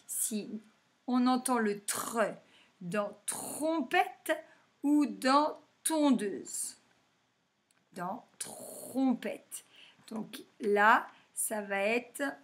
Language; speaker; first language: French; native; French